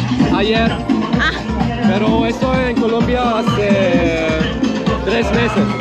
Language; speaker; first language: Spanish; non-native, learner; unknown